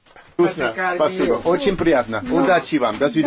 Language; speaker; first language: Russian; non-native, learner; English